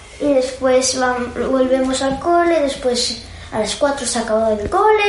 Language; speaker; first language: Spanish; early bilingual, heritage; Spanish